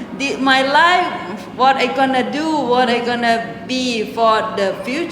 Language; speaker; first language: English; non-native, local second language; Thai